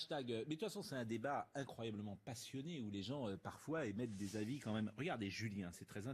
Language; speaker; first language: French; native; French